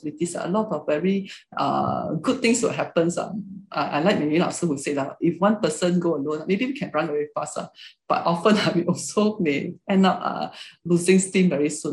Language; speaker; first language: English; non-native, local second language; Hakka Chinese